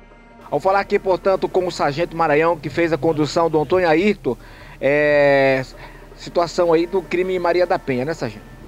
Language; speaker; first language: Portuguese; native; Portuguese